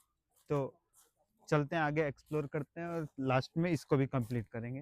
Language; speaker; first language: Hindi; native; Hindi